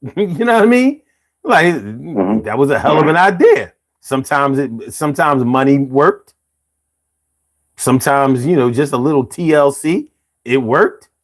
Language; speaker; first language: English; native; English